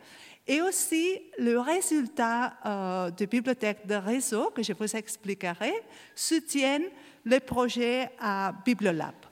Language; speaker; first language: French; non-native, learner; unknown